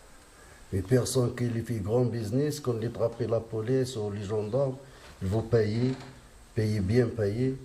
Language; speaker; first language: French; non-native, learner; Arabic